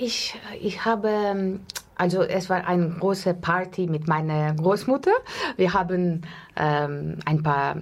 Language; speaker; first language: German; non-native, learner; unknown